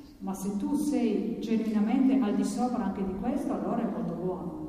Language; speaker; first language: Italian; native; Italian